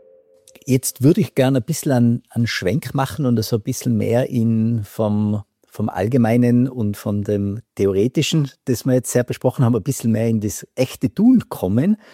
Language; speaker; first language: German; native; German